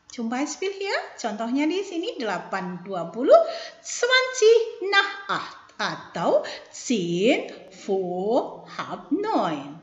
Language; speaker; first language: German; non-native, fluent; Indonesian